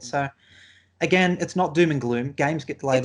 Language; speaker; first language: English; native; English